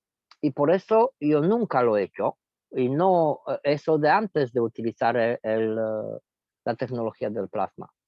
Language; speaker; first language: Spanish; non-native, fluent; Romanian